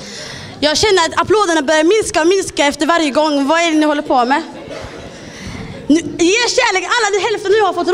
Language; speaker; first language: Swedish; early bilingual, other home language; Somali